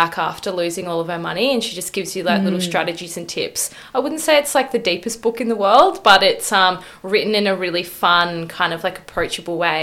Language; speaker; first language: English; native; English